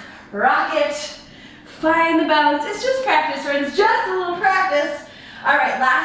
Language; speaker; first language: English; native; English